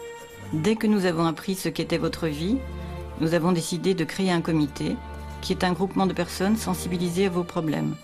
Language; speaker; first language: French; native; French